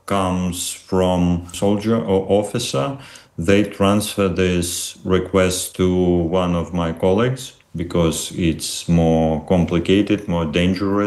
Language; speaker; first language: English; non-native, fluent; Russian